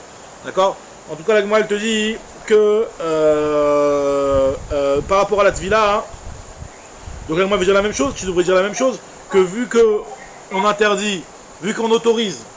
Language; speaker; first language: French; native; French